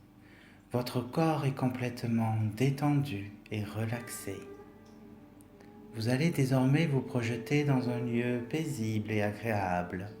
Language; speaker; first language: French; native; French